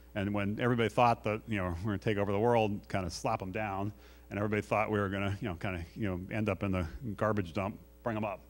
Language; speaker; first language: English; native; English